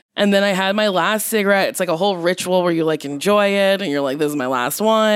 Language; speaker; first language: English; native; English